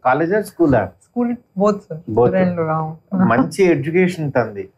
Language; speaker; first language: Telugu; native; Telugu